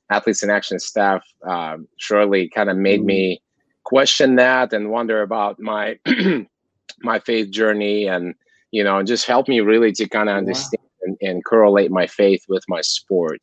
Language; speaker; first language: English; non-native, fluent; Kazakh